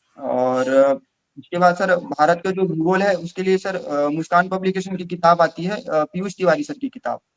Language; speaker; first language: Hindi; non-native, local second language; Chhattisgarhi